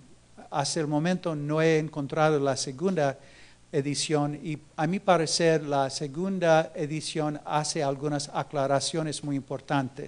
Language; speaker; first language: Spanish; non-native, fluent; English